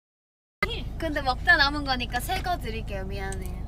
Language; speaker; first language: Korean; non-native, fluent; Japanese